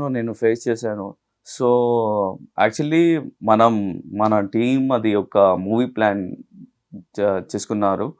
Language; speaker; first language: Telugu; non-native, learner; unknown